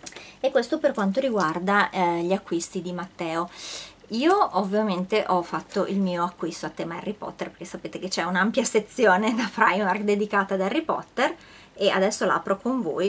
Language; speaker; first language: Italian; native; Italian